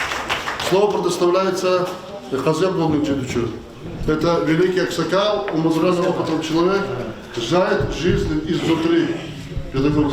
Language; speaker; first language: Russian; non-native, local second language; Lezghian